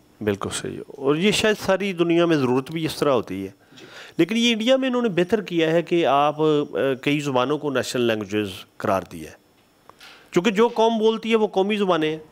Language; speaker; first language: Urdu; non-native, local second language; Punjabi